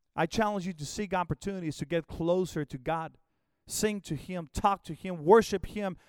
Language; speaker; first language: English; non-native, fluent; Spanish